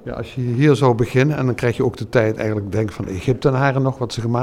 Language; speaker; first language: Dutch; native; Dutch